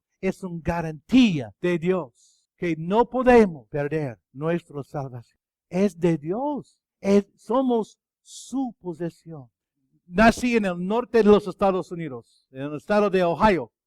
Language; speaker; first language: Spanish; non-native, fluent; English